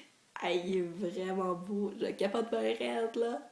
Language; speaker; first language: French; native; French